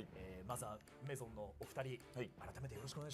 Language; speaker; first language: Japanese; native; Japanese